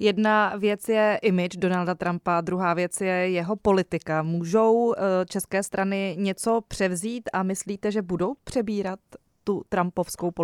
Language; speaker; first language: Czech; native; Czech